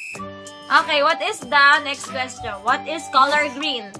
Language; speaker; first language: English; non-native, local second language; Filipino